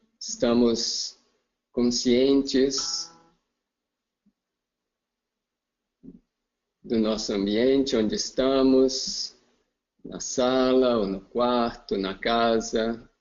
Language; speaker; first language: Portuguese; non-native, fluent; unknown